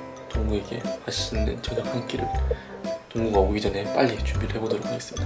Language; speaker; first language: Korean; native; Korean